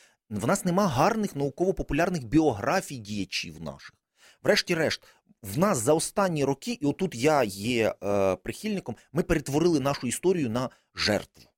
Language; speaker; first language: Ukrainian; native; Ukrainian